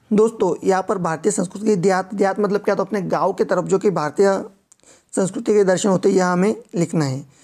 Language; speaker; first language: Hindi; non-native, local second language; Marathi